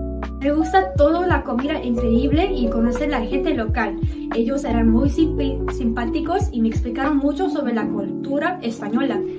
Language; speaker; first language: Spanish; non-native, learner; English